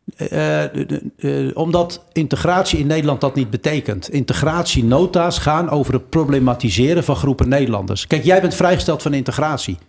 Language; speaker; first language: Dutch; early bilingual, other home language; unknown